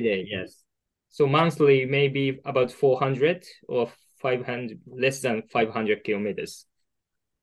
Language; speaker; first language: English; non-native, learner; Japanese